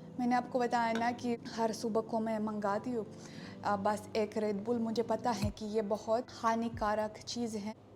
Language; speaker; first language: Hindi; non-native, fluent; Russian